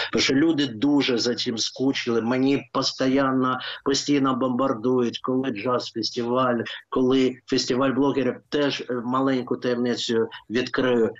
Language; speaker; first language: Ukrainian; non-native, local second language; Russian